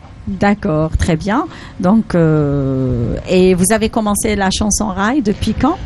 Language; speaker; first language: French; non-native, local second language; Arabic